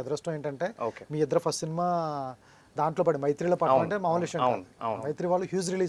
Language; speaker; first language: Telugu; native; Telugu